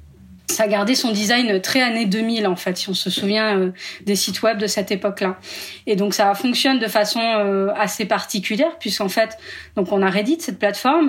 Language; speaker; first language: French; native; French